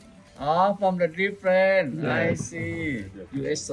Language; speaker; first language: English; non-native, learner; Thai